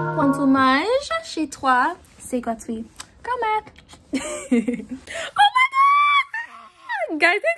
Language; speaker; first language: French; non-native, learner; English